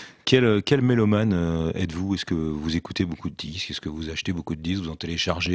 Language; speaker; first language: French; native; French